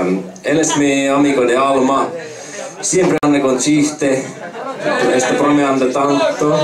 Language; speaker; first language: Spanish; non-native, fluent; Finnish